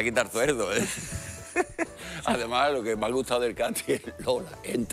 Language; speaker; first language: Spanish; native; Spanish